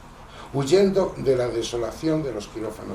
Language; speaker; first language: Spanish; native; Spanish